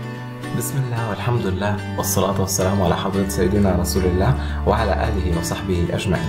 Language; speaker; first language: Arabic; native; Arabic